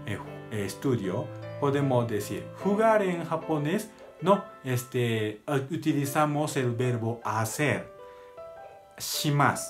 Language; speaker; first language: Spanish; non-native, learner; Japanese